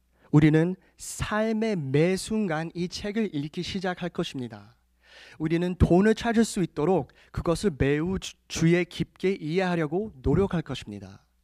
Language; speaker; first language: Korean; early bilingual, heritage; Korean